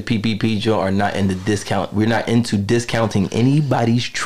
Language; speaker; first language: English; native; English